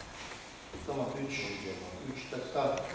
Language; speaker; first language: Turkish; non-native, fluent; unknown